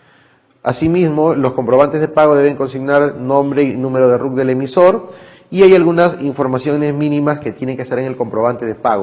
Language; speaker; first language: Spanish; native; Spanish